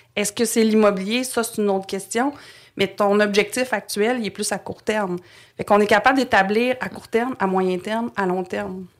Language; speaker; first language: French; native; French